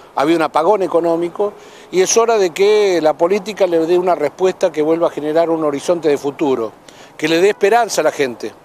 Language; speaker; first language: Spanish; native; Spanish